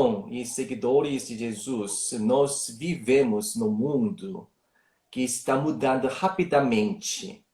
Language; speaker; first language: Portuguese; non-native, learner; Korean